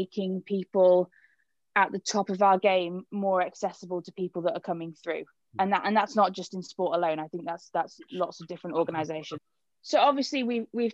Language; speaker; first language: English; native; English